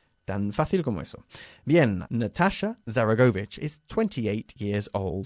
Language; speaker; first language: Spanish; non-native, fluent; English